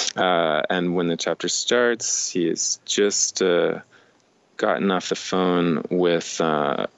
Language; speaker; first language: English; native; English